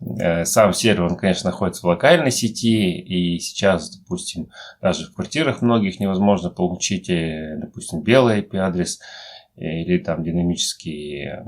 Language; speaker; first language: Russian; native; Russian